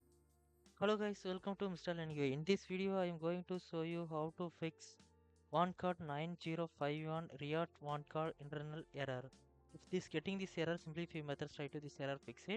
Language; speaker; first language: English; non-native, learner; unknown